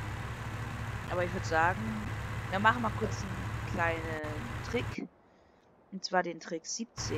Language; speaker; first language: German; native; German